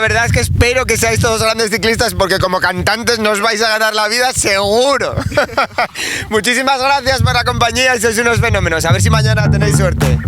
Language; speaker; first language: Spanish; native; Spanish